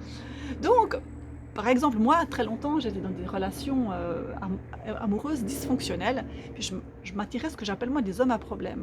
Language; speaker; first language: French; native; French